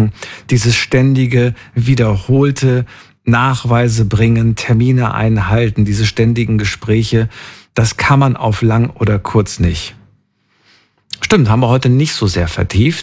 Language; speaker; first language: German; native; German